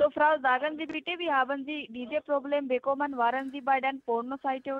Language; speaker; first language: German; non-native, learner; Hindi